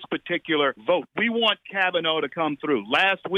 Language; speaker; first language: English; native; English